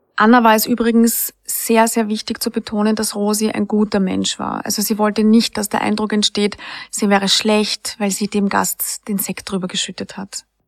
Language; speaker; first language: German; native; German